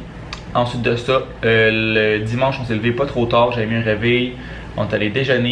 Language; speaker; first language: French; native; French